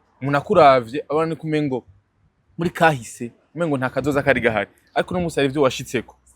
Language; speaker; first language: Rundi; native; Rundi